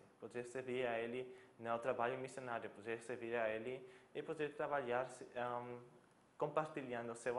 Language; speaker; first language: Portuguese; non-native, fluent; German